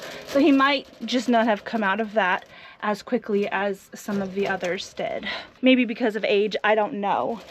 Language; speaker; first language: English; native; English